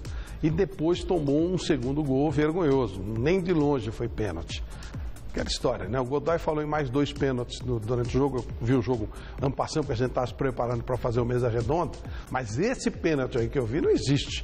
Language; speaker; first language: Portuguese; native; Portuguese